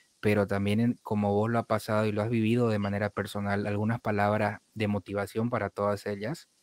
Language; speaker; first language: Spanish; native; Spanish